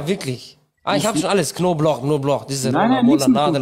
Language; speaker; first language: German; non-native, learner; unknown